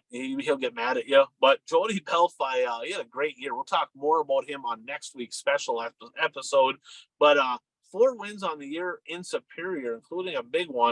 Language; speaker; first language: English; native; English